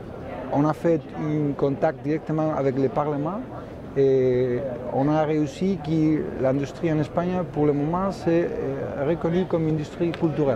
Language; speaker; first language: French; non-native, fluent; Spanish